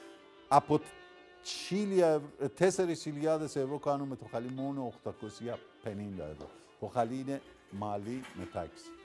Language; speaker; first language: Greek; non-native, learner; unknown